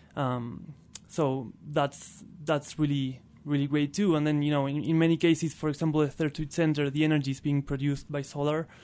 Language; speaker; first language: English; non-native, fluent; Spanish